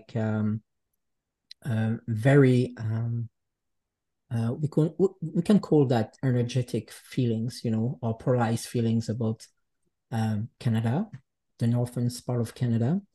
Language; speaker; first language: English; non-native, fluent; French